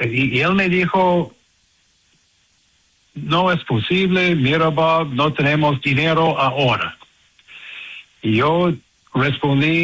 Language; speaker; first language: Spanish; non-native, learner; English